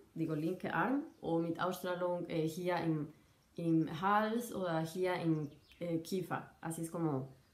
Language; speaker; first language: German; non-native, fluent; Spanish